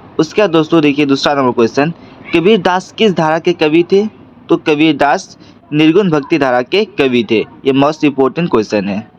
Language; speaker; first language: Hindi; non-native, local second language; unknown